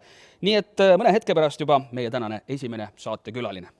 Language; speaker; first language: Estonian; native; Estonian